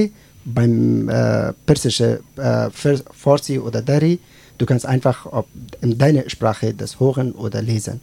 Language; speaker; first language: German; non-native, learner; Persian